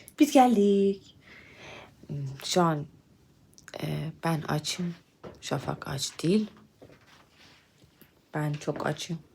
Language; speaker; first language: Turkish; non-native, learner; Persian